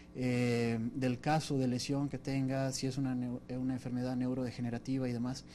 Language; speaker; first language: Spanish; native; Spanish